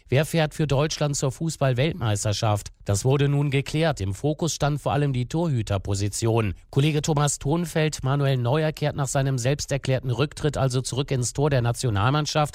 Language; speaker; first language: German; native; German